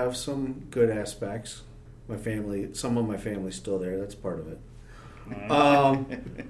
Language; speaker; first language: English; native; English